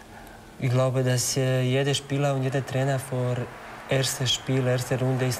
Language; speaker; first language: German; non-native, learner; Croatian